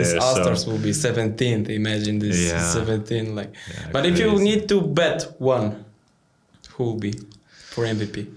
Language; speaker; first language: English; non-native, learner; Polish